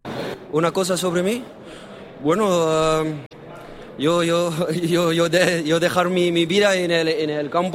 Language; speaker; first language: Spanish; non-native, learner; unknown